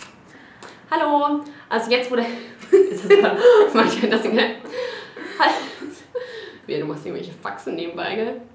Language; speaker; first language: German; native; German